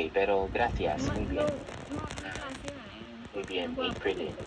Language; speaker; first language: Spanish; non-native, fluent; Filipino